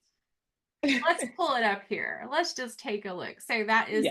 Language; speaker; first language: English; native; English